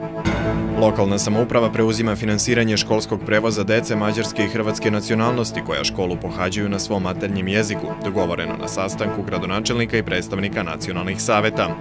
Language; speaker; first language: Serbian; native; Serbian